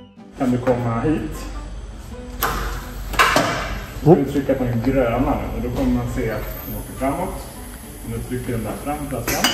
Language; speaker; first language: Swedish; native; Swedish